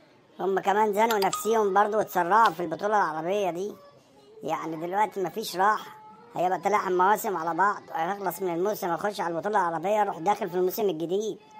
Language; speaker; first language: Arabic; native; Arabic